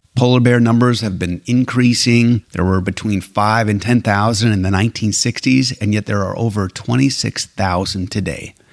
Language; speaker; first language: English; native; English